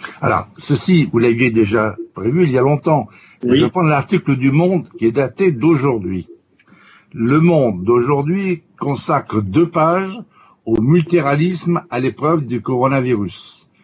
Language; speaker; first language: French; native; French